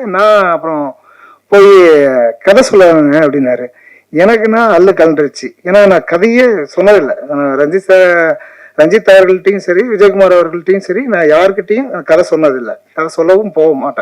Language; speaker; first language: Tamil; native; Tamil